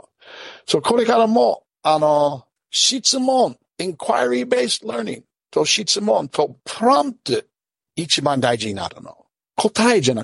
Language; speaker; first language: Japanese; non-native, learner; English